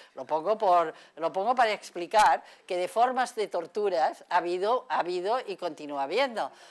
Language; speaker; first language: Spanish; non-native, local second language; Catalan